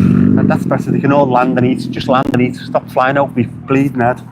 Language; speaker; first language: English; native; English